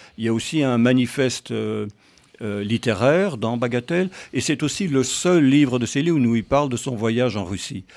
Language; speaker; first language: French; native; French